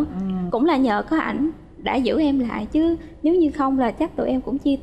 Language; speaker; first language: Vietnamese; native; Vietnamese